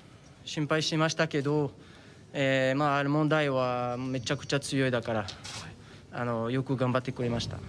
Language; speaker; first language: Japanese; non-native, fluent; French